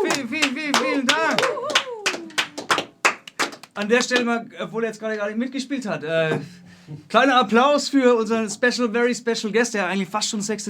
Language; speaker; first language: German; native; German